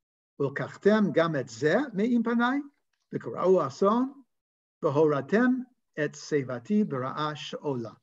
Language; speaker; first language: Hebrew; non-native, fluent; English